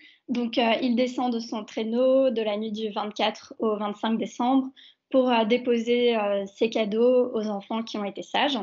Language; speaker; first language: French; native; French